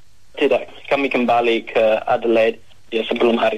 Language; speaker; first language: Indonesian; non-native, learner; English